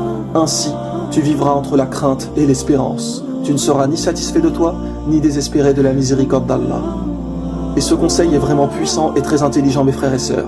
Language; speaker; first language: French; native; French